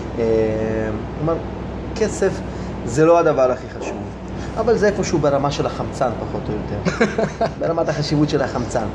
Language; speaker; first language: Hebrew; early bilingual, other home language; Russian